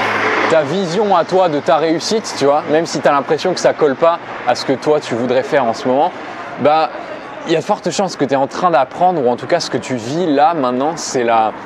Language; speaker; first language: French; native; French